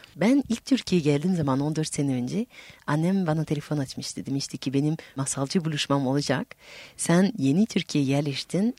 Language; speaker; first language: Turkish; non-native, fluent; French